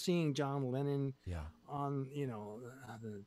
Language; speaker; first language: English; native; English